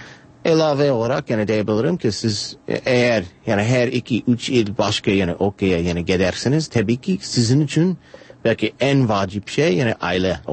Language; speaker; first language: Turkish; non-native, fluent; English